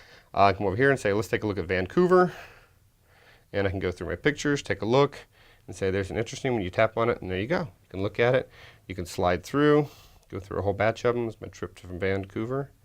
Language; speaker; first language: English; native; English